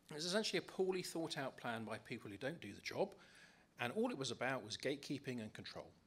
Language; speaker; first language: English; native; English